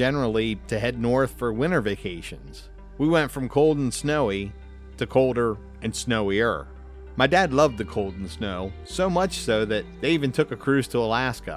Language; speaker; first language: English; native; English